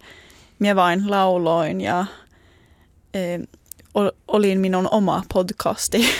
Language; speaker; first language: Finnish; non-native, learner; Swedish